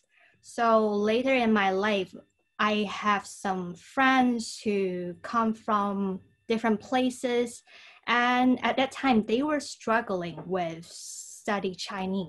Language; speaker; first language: English; non-native, fluent; Cantonese